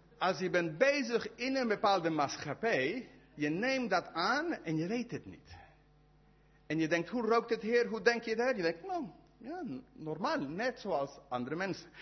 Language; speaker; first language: Dutch; non-native, fluent; English